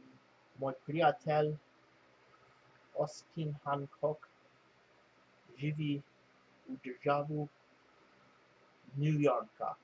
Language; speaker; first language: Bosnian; non-native, learner; English